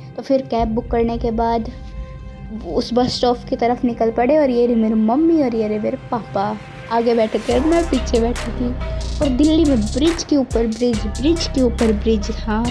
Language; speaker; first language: Hindi; native; Hindi